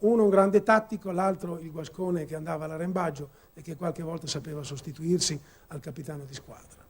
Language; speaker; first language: Italian; native; Italian